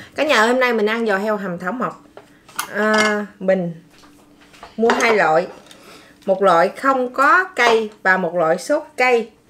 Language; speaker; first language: Vietnamese; native; Vietnamese